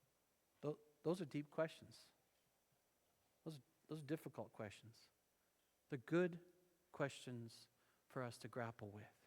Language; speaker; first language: English; native; English